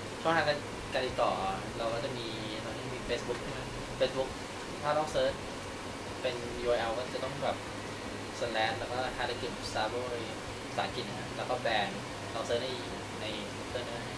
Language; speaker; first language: Thai; native; Thai